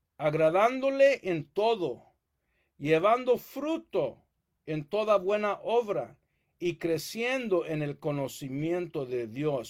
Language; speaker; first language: Spanish; early bilingual, heritage; Spanish